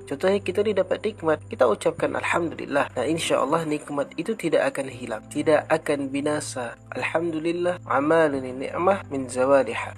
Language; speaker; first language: Malay; native; Malay